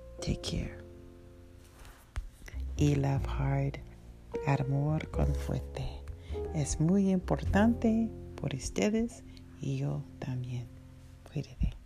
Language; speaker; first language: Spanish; non-native, learner; English